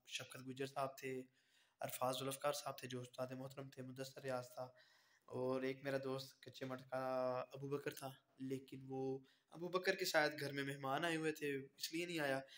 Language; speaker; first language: Urdu; native; Urdu